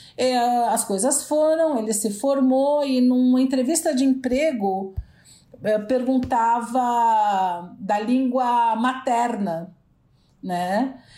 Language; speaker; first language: Portuguese; native; Portuguese